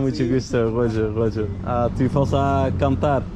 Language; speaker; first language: Spanish; non-native, learner; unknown